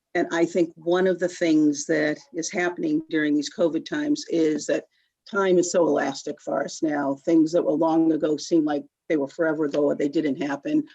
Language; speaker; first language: English; native; English